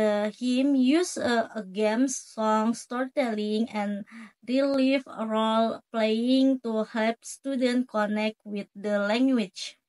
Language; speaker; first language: English; non-native, learner; Indonesian